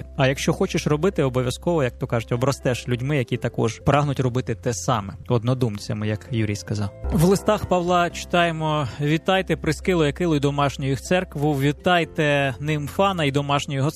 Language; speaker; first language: Ukrainian; native; Ukrainian